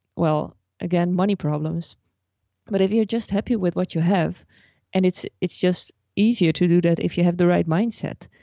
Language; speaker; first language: English; non-native, fluent; Dutch